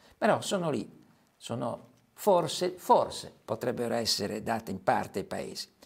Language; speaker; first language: Italian; native; Italian